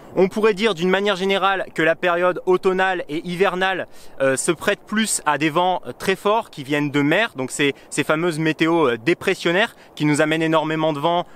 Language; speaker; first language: French; native; French